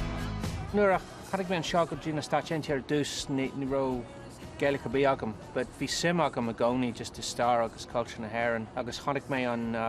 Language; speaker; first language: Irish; non-native, learner; English